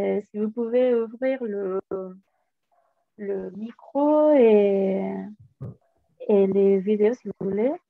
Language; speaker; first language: French; non-native, fluent; Spanish